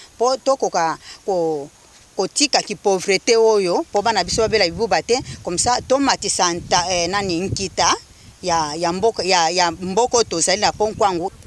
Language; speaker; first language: Lingala; non-native, local second language; Kituba (Democratic Republic of Congo)